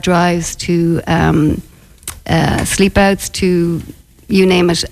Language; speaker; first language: English; native; English